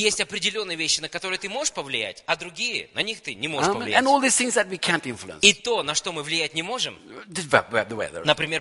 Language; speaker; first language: Russian; native; Russian